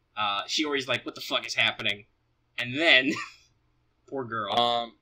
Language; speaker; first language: English; native; English